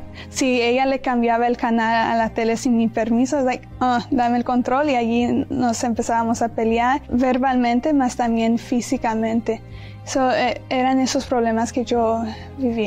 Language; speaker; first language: Spanish; early bilingual, heritage; Spanish